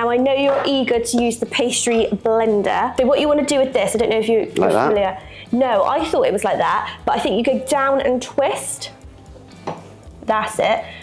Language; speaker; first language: English; native; English